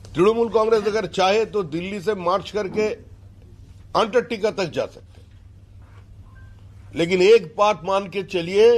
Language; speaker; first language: Hindi; non-native, local second language; Bangla